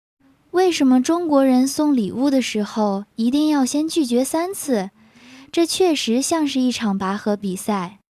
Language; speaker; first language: Chinese; native; Chinese